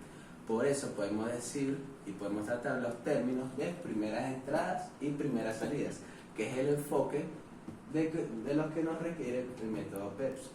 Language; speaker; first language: Spanish; native; Spanish